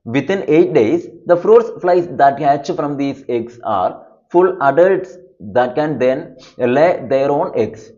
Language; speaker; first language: English; non-native, local second language; Malayalam